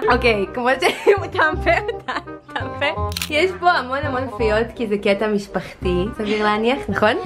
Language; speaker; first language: Hebrew; native; Hebrew